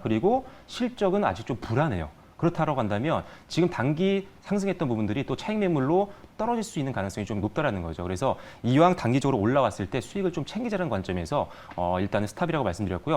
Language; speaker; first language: Korean; native; Korean